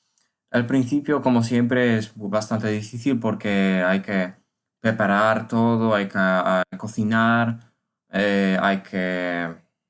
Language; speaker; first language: Spanish; non-native, learner; Polish